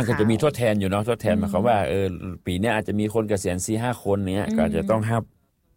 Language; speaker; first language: Thai; non-native, local second language; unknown